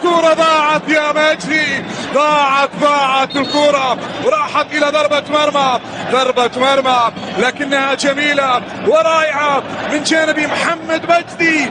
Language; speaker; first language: Arabic; native; Arabic